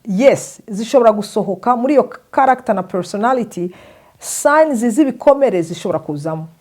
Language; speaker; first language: Kinyarwanda; early bilingual, heritage; Kinyarwanda